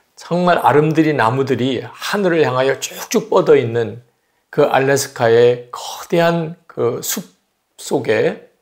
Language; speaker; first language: Korean; native; Korean